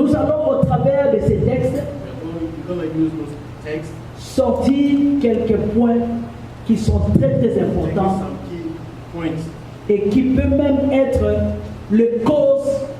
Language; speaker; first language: French; non-native, local second language; Lingala